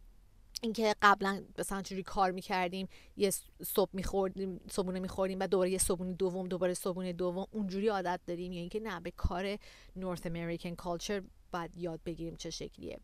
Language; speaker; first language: Persian; native; Persian